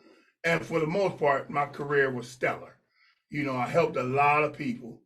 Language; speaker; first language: English; native; English